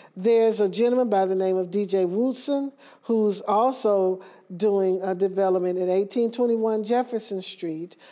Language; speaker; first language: English; native; English